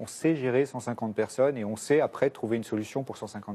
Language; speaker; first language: French; native; French